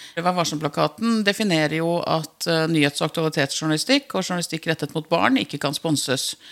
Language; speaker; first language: Norwegian; native; Norwegian